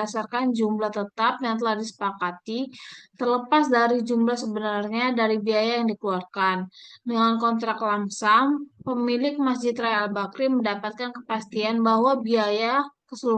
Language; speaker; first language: Indonesian; native; Indonesian